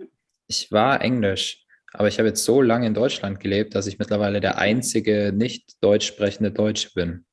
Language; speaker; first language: German; native; German